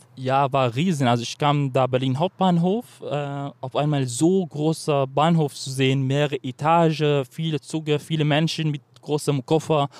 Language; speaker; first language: German; non-native, fluent; Arabic